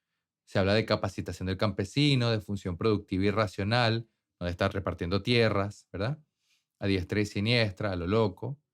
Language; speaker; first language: Spanish; native; Spanish